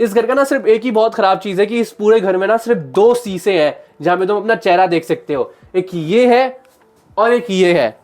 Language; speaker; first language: Hindi; native; Hindi